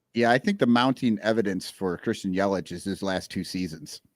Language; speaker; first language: English; native; English